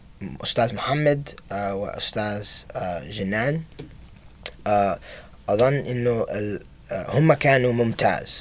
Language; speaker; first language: Arabic; non-native, learner; English